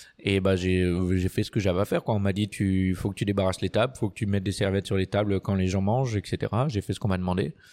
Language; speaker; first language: French; native; French